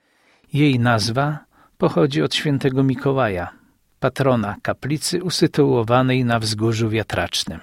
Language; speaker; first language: Polish; native; Polish